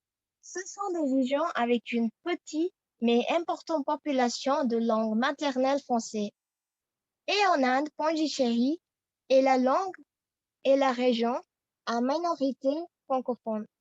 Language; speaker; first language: French; non-native, fluent; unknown